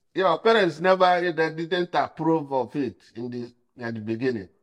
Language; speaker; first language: English; non-native, local second language; Igbo